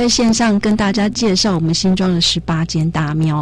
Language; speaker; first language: Chinese; native; Chinese